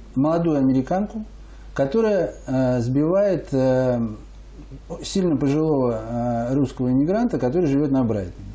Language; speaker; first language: Russian; native; Russian